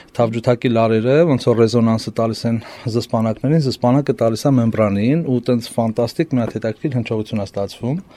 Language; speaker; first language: Armenian; native; Armenian